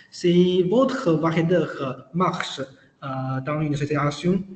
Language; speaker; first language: French; non-native, learner; Chinese